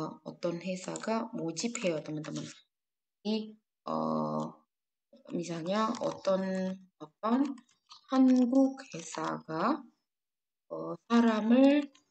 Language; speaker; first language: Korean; non-native, fluent; Indonesian